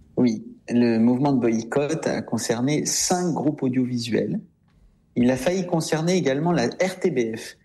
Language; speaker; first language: French; native; French